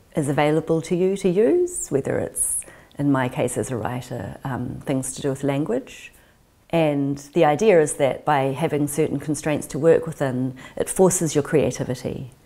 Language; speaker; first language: English; native; English